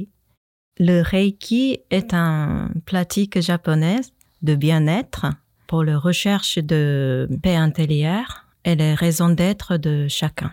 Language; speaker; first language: French; non-native, fluent; Japanese